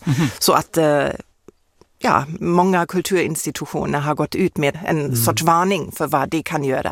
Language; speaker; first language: Swedish; non-native, fluent; German